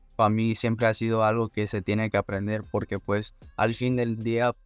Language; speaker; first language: Spanish; early bilingual, heritage; Spanish